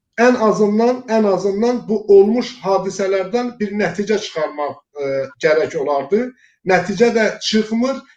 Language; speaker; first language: Azerbaijani; non-native, local second language; Talysh